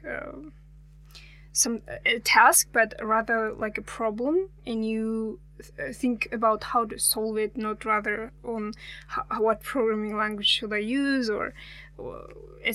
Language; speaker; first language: English; non-native, fluent; Kazakh